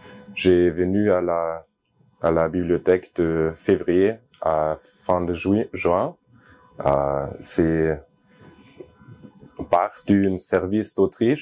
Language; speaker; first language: French; non-native, learner; German